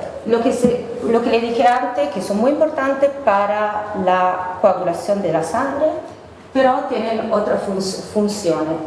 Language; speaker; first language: Spanish; non-native, fluent; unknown